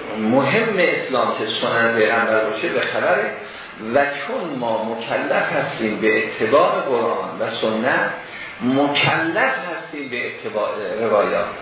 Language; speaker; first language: Persian; native; Persian